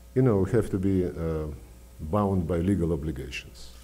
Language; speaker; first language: English; non-native, fluent; Russian